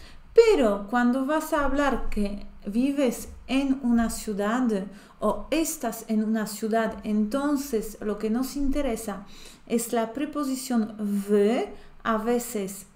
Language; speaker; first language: Spanish; non-native, fluent; Polish